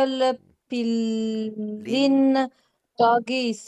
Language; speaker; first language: Korean; non-native, learner; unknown